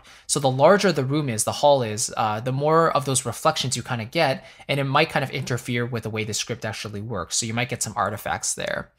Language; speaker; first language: English; native; English